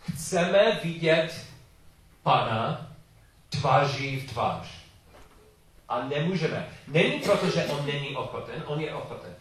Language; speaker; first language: Czech; non-native, learner; English